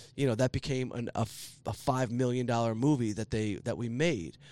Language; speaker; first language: English; native; English